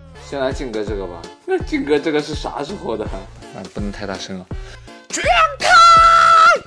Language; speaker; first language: Chinese; native; Chinese